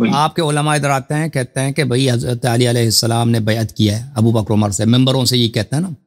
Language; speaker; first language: Urdu; non-native, fluent; Persian